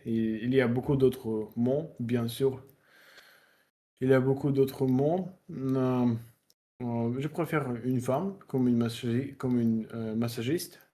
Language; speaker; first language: French; non-native, learner; Russian